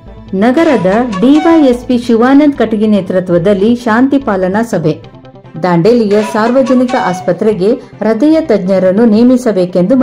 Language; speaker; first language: Kannada; native; Kannada